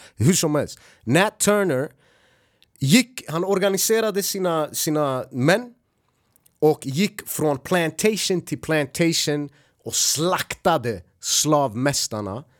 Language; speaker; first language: Swedish; early bilingual, other home language; Arabic